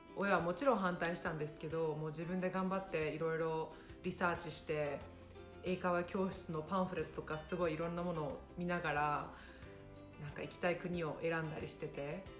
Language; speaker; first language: Japanese; early bilingual, other home language; Hindi